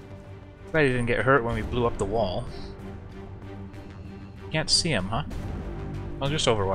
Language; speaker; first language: English; native; English